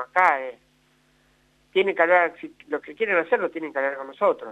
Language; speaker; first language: Spanish; native; Spanish